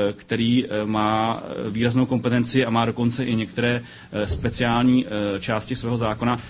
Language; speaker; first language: Czech; native; Czech